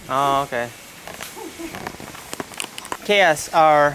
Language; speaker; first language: English; native; English